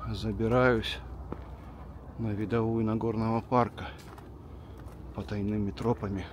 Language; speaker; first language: Russian; native; Russian